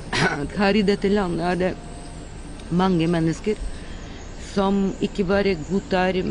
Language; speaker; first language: Norwegian; non-native, fluent; Bulgarian